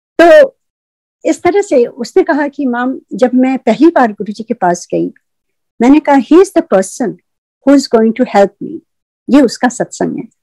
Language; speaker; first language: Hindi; native; Hindi